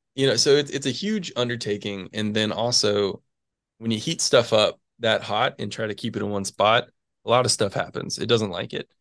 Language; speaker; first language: English; native; English